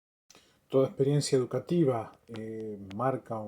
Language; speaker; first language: Spanish; native; Spanish